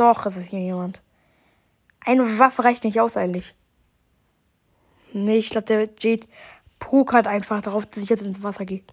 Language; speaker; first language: German; native; German